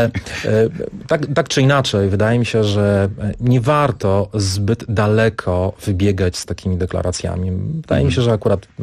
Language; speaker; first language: Polish; native; Polish